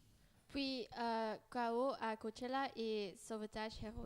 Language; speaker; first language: French; non-native, learner; Dutch